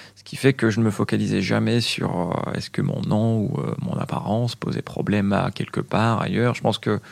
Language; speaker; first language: French; non-native, local second language; Arabic